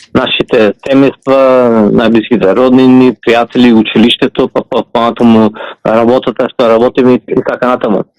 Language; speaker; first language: Macedonian; early bilingual, heritage; Macedonian